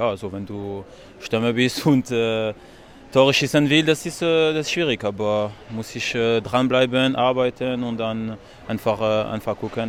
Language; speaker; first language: German; non-native, learner; French